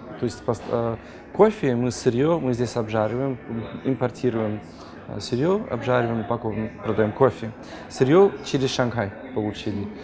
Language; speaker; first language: Russian; non-native, fluent; English